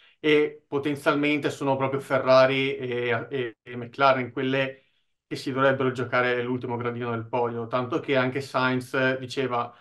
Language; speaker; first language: Italian; native; Italian